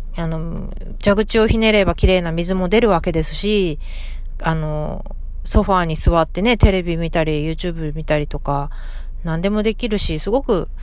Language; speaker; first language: Japanese; native; Japanese